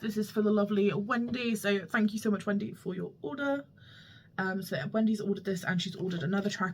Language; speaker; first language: English; native; English